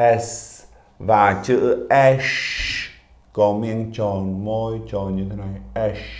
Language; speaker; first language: Vietnamese; non-native, fluent; Czech